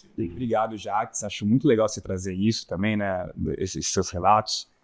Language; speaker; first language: Portuguese; native; Portuguese